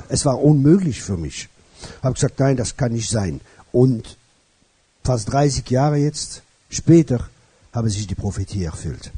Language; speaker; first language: German; non-native, fluent; French